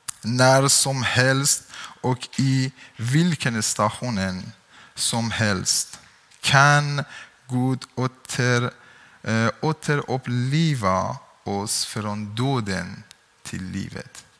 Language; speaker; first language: Swedish; non-native, learner; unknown